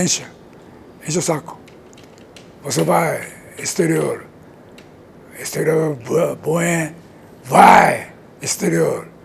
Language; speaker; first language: Portuguese; non-native, learner; Japanese